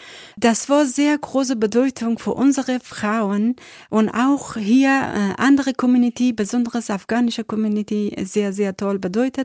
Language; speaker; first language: German; non-native, learner; Persian